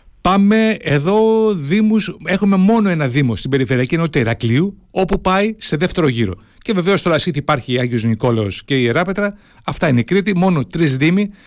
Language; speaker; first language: Greek; native; Greek